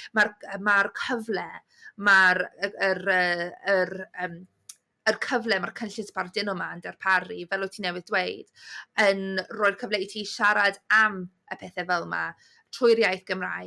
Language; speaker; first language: Welsh; native; Welsh